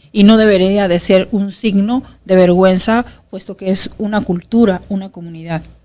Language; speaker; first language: Spanish; native; Spanish